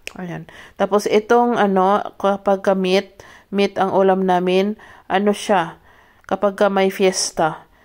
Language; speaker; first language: Filipino; non-native, local second language; Cebuano